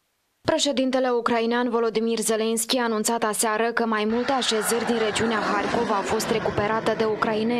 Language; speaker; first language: Romanian; native; Romanian